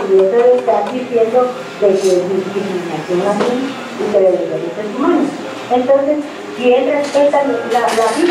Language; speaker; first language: Spanish; native; Spanish